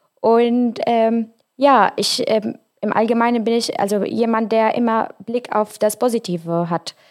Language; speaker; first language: German; non-native, fluent; Arabic